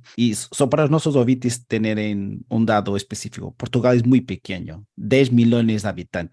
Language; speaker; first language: Spanish; non-native, learner; Portuguese